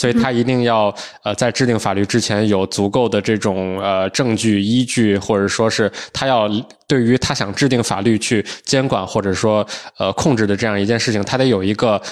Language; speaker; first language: Chinese; native; Chinese